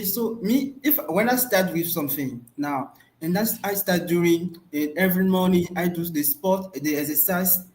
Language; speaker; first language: English; non-native, learner; French